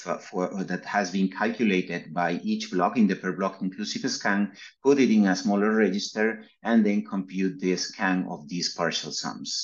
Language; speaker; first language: English; non-native, fluent; Spanish